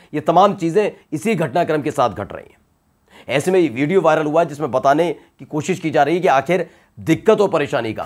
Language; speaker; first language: Hindi; native; Hindi